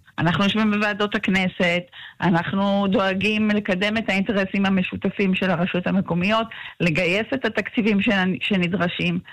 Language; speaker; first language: Hebrew; native; Hebrew